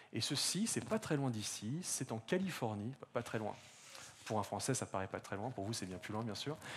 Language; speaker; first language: French; native; French